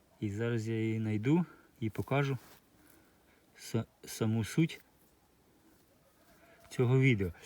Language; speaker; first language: Ukrainian; native; Ukrainian